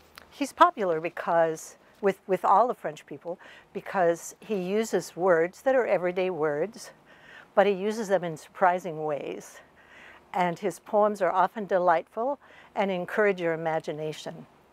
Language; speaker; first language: English; native; English